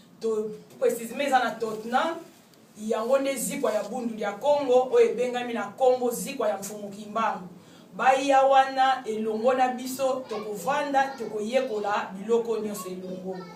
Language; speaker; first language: Lingala; non-native, local second language; Kongo